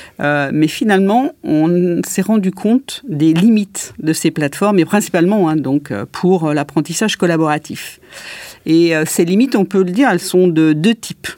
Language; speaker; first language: French; native; French